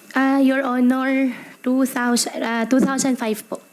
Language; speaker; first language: Filipino; native; Filipino